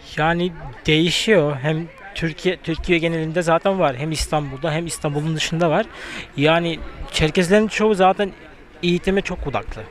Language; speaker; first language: Turkish; non-native, fluent; Adyghe